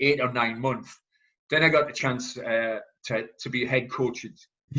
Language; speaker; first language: English; native; English